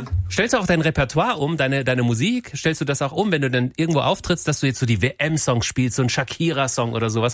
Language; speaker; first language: German; native; German